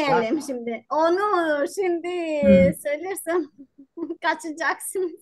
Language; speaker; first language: Turkish; non-native, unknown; Albanian